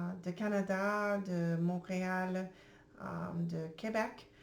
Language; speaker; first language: French; non-native, learner; English